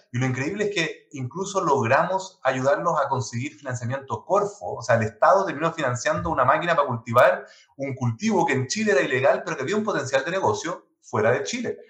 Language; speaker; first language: Spanish; non-native, local second language; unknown